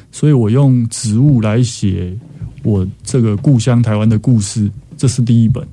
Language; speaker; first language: Chinese; native; Chinese